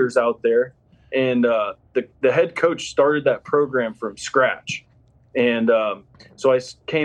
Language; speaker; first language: English; native; English